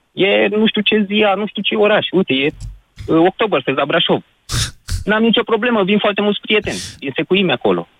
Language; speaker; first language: Romanian; native; Romanian